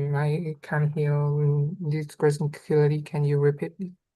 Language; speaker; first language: English; non-native, learner; Vietnamese